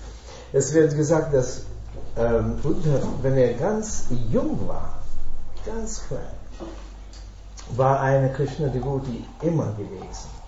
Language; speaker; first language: German; non-native, fluent; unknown